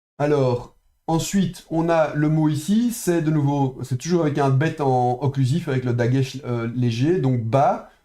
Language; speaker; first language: French; native; French